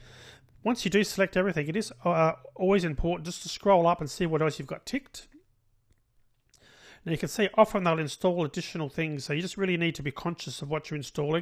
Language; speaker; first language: English; native; English